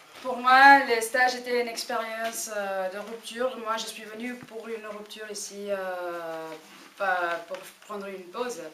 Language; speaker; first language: French; non-native, fluent; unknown